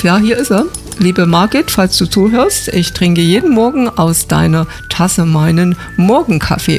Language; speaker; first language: German; native; German